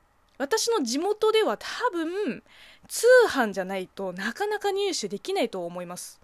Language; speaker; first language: Japanese; non-native, fluent; Chinese